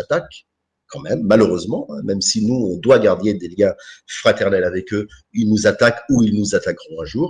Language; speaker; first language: French; native; French